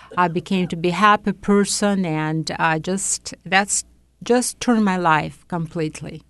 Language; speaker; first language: English; non-native, fluent; Latvian